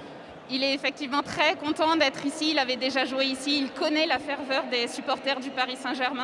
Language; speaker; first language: French; non-native, fluent; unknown